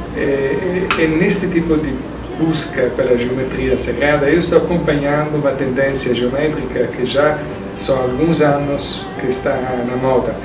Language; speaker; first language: Portuguese; non-native, fluent; Italian